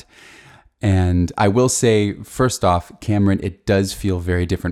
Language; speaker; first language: English; native; English